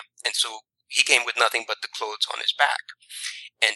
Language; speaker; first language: English; non-native, local second language; Punjabi